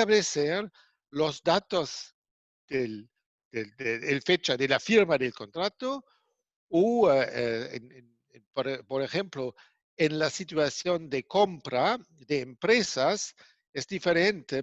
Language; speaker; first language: Spanish; non-native, fluent; German